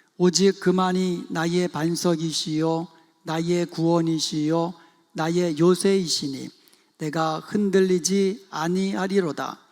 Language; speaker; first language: Korean; native; Korean